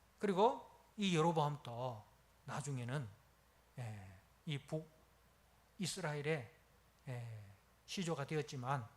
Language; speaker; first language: Korean; native; Korean